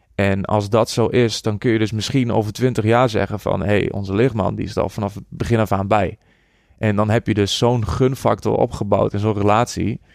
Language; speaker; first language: Dutch; native; Dutch